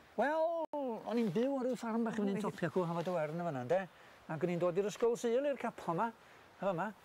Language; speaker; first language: Welsh; native; Welsh